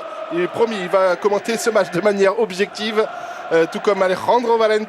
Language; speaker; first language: French; native; French